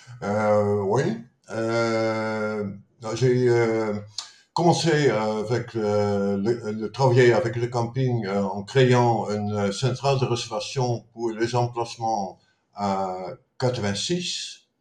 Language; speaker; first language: French; non-native, fluent; Dutch